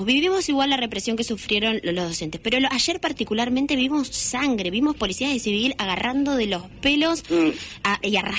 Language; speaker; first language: Spanish; native; Spanish